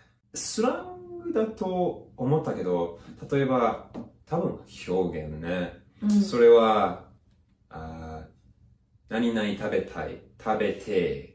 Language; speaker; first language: Japanese; non-native, learner; English